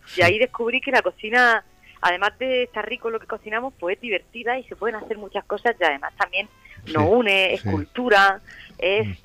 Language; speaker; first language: Spanish; native; Spanish